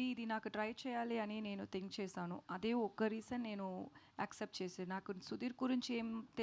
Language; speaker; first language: Telugu; non-native, learner; Tamil